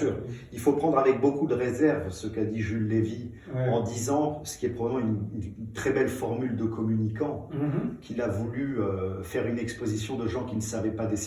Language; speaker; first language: French; native; French